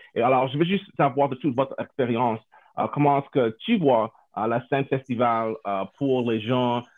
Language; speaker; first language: French; non-native, fluent; English